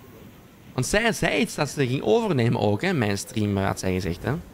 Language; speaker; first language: Dutch; native; Dutch